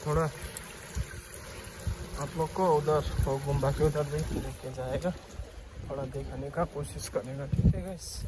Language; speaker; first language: Hindi; non-native, local second language; Nepali